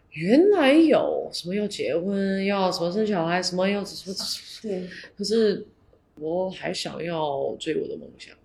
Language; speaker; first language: Chinese; early bilingual, heritage; English